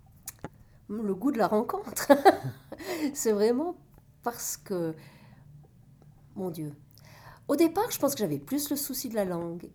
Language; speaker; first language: French; native; French